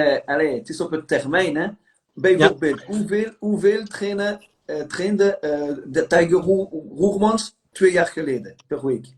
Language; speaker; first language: Dutch; non-native, local second language; French